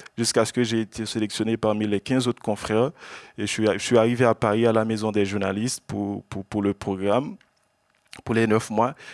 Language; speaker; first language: French; non-native, local second language; Haitian Creole